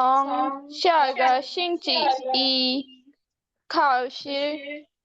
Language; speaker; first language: Chinese; non-native, learner; Urdu